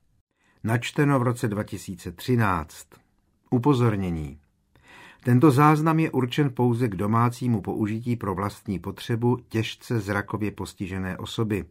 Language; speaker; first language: Czech; native; Czech